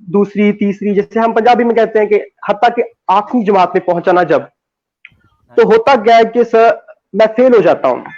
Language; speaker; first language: Hindi; non-native, local second language; Punjabi